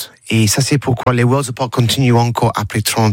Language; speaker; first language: French; non-native, learner; English